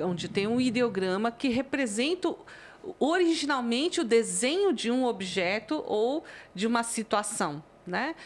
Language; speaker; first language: Portuguese; early bilingual, other home language; Chinese